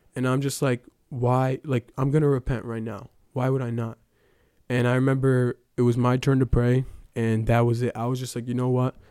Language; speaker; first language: English; early bilingual, other home language; Ukrainian